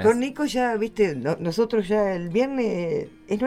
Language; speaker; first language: Spanish; native; Spanish